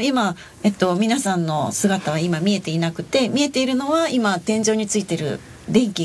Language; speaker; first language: Japanese; native; Japanese